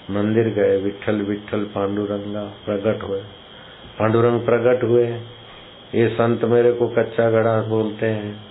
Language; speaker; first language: Hindi; native; Hindi